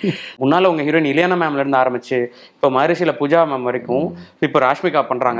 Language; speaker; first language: Tamil; native; Tamil